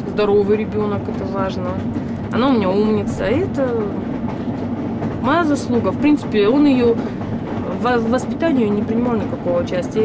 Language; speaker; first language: Russian; native; Russian